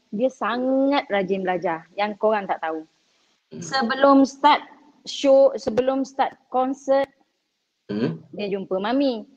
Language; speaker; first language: Malay; native; Malay